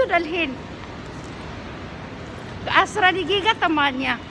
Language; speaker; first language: Arabic; non-native, learner; Waray